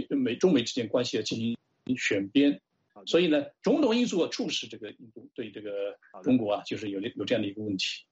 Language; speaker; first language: Chinese; native; Chinese